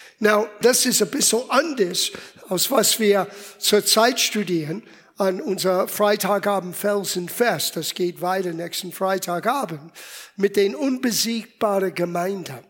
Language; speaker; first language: German; non-native, fluent; English